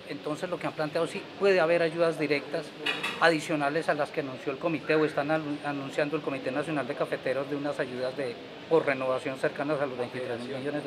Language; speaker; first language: Spanish; native; Spanish